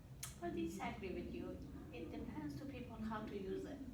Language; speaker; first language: English; non-native, learner; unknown